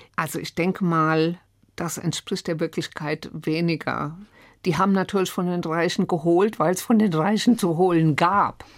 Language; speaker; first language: German; native; German